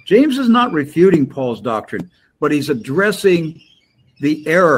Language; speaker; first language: English; native; English